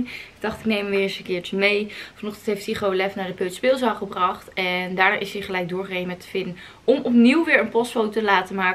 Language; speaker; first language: Dutch; native; Dutch